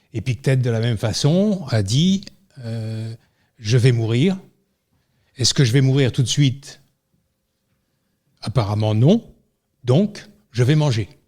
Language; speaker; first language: French; native; French